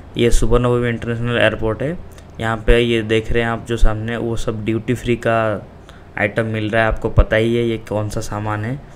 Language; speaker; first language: Hindi; non-native, local second language; Odia